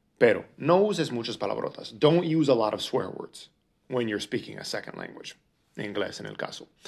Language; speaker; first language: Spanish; non-native, fluent; English